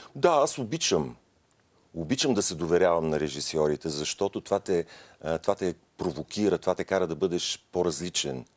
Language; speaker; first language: Bulgarian; native; Bulgarian